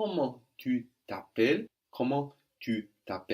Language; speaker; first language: French; non-native, fluent; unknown